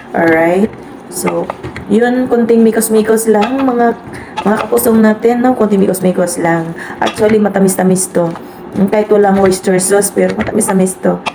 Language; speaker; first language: Filipino; non-native, local second language; Cebuano